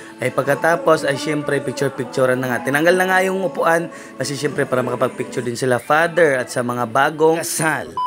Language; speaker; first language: Filipino; non-native, local second language; Cebuano